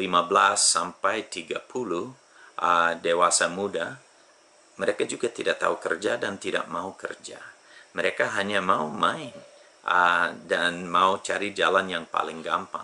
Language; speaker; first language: Indonesian; non-native, fluent; English